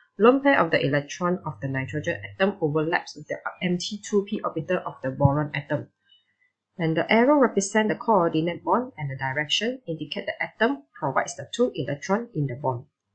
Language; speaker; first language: English; non-native, local second language; Chinese